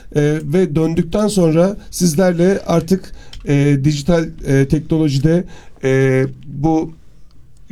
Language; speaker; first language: Turkish; native; Turkish